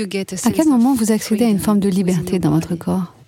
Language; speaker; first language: French; native; French